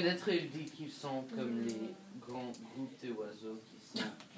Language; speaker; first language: French; non-native, learner; English